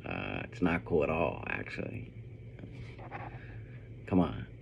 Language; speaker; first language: English; native; English